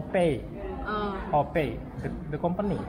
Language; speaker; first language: English; non-native, learner; Indonesian